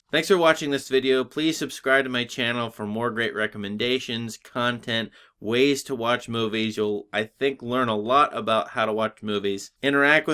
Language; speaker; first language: English; native; English